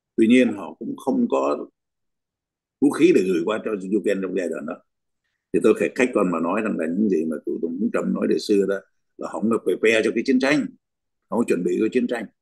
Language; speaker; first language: Vietnamese; native; Vietnamese